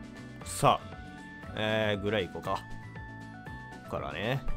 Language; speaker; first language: Japanese; native; Japanese